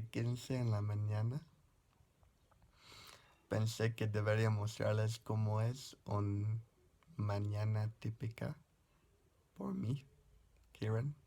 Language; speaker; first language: Spanish; non-native, fluent; English